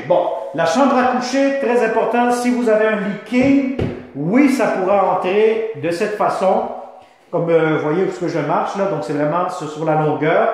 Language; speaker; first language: French; native; French